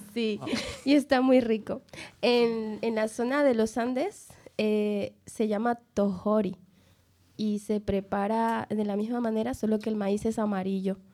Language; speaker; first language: Spanish; native; Spanish